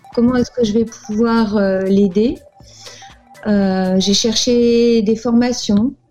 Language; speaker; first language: French; native; French